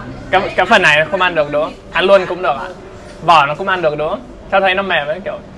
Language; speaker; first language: Vietnamese; non-native, fluent; English